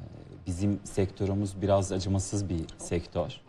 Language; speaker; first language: Turkish; non-native, fluent; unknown